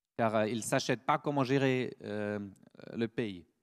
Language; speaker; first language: French; non-native, fluent; German